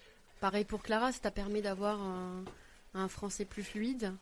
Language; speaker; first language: French; native; French